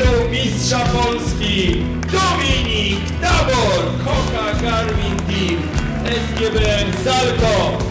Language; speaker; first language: Polish; native; Polish